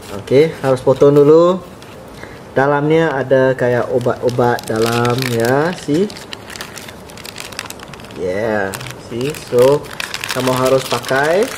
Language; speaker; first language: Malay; non-native, learner; English